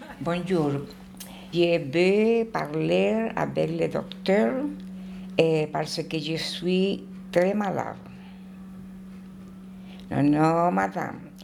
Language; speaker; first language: French; non-native, learner; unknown